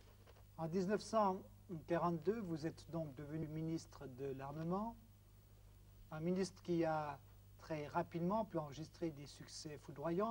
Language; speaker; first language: French; native; French